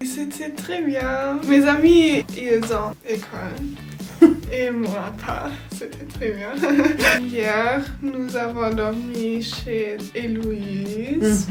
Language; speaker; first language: French; non-native, learner; German